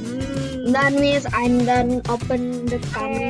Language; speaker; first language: English; non-native, learner; Indonesian